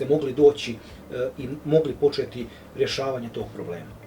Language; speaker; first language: Serbian; native; Serbian